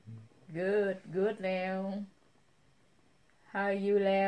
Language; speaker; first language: English; non-native, learner; Vietnamese